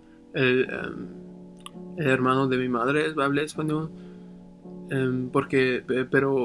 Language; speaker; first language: Spanish; non-native, learner; German